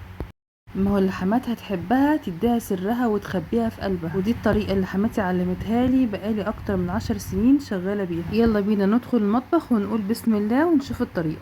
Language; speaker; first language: Arabic; native; Arabic